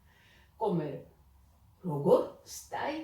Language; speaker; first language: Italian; non-native, fluent; Georgian